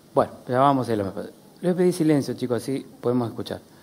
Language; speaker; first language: Spanish; native; Spanish